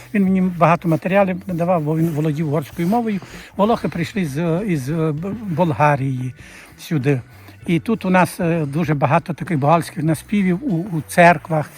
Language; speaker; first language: Ukrainian; native; Ukrainian